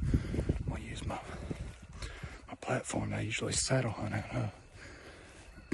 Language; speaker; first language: English; native; English